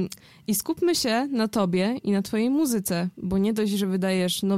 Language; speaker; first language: Polish; native; Polish